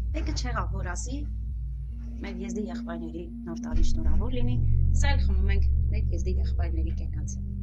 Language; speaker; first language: Armenian; non-native, local second language; Kurdish